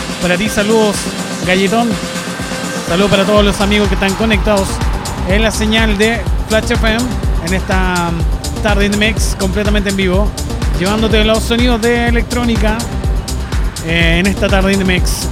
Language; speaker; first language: Spanish; native; Spanish